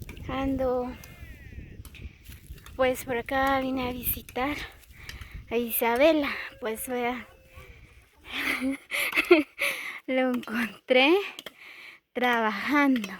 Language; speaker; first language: Spanish; native; Spanish